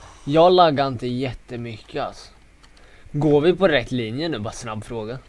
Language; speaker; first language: Swedish; native; Swedish